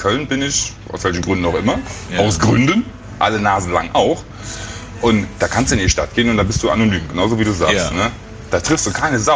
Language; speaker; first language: German; native; German